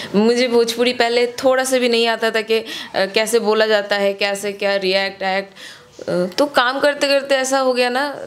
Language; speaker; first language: Hindi; non-native, local second language; Bangla